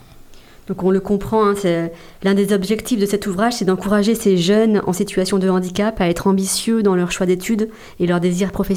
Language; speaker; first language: French; native; French